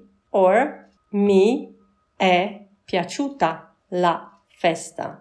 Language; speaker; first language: Italian; non-native, fluent; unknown